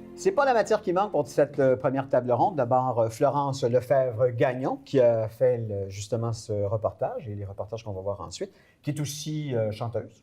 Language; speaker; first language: French; native; French